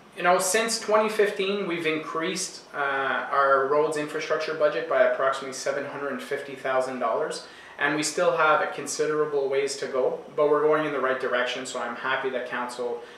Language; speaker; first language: English; non-native, local second language; French